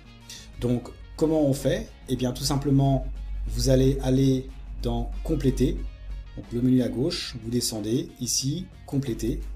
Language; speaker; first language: French; native; French